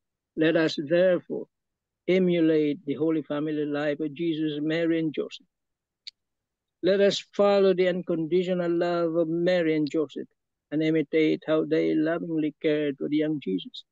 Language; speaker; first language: English; non-native, local second language; Filipino